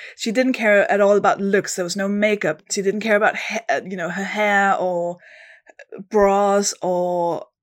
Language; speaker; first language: English; non-native, fluent; Danish